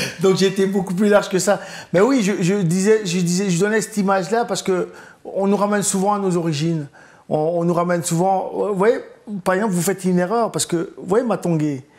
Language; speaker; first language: French; early bilingual, other home language; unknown